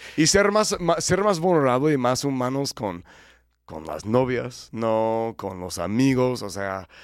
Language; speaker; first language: Spanish; non-native, fluent; English